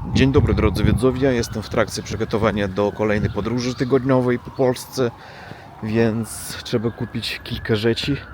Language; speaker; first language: Polish; non-native, learner; Russian